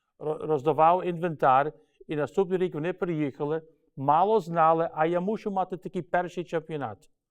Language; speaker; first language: Ukrainian; early bilingual, heritage; Ukrainian